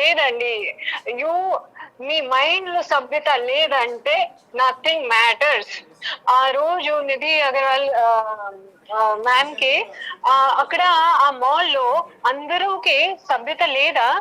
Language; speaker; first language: Telugu; non-native, local second language; Hindi